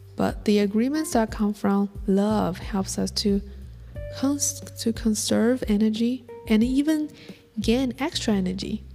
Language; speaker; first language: English; non-native, fluent; Chinese